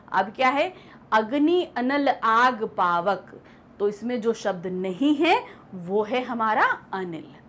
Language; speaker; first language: Hindi; native; Hindi